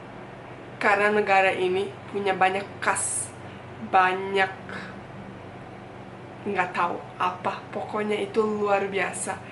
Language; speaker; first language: Indonesian; non-native, fluent; Bosnian